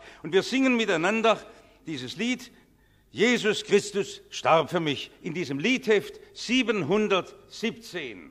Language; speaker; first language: German; native; German